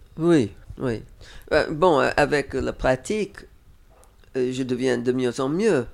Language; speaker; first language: French; non-native, fluent; English